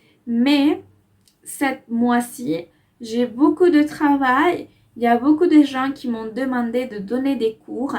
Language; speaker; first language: French; non-native, fluent; Spanish